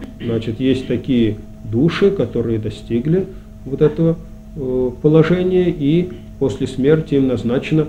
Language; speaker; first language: Russian; native; Russian